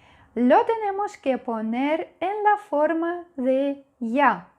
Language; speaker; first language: Spanish; non-native, fluent; Russian